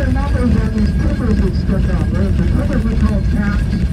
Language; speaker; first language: English; native; English